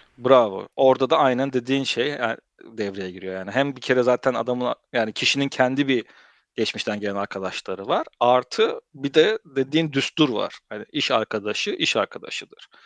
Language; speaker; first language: Turkish; early bilingual, heritage; Turkish